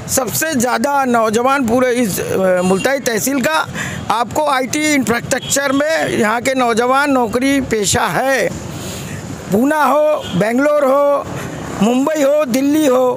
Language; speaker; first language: Hindi; native; Hindi